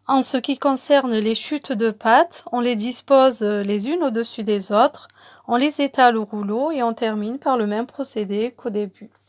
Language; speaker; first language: French; non-native, local second language; Arabic